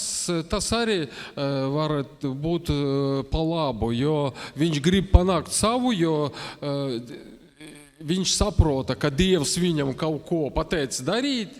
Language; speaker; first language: Latvian; non-native, local second language; Russian